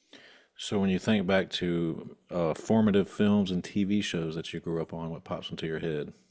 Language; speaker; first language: English; native; English